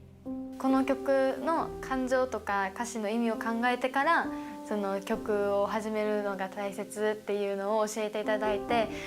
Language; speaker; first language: Japanese; native; Japanese